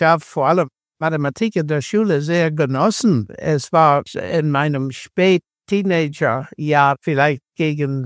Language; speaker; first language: German; non-native, fluent; English